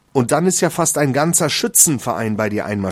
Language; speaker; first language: German; native; German